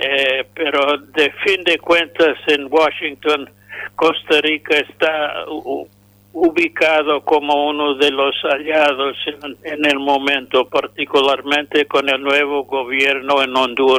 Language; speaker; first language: Spanish; non-native, fluent; English